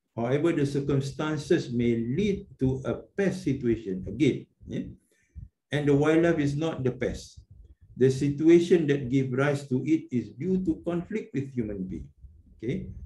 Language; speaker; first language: English; non-native, local second language; Malay